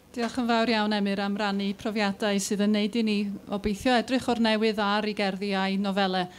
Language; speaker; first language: Welsh; native; Welsh